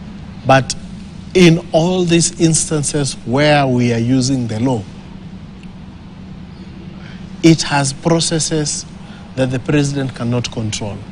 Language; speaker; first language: English; non-native, local second language; Swahili